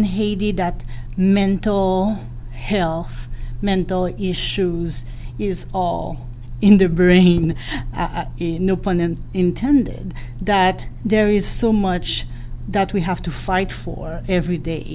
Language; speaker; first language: English; non-native, fluent; Haitian Creole